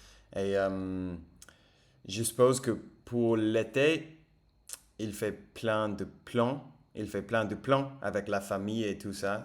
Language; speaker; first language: French; non-native, fluent; English